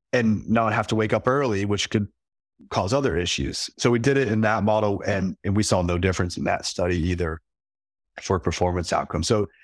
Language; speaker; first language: English; native; English